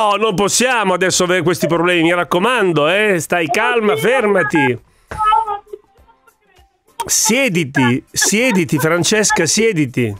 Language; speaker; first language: Italian; native; Italian